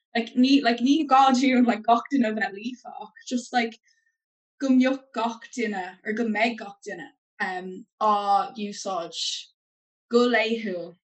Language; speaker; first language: Irish; non-native, local second language; English